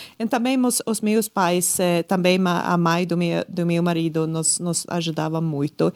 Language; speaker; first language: Portuguese; non-native, learner; Swedish